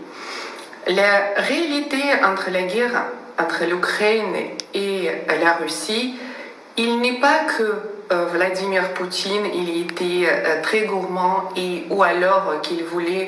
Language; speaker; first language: French; non-native, fluent; Russian